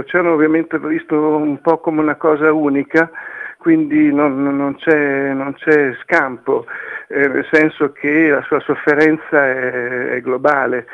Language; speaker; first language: Italian; native; Italian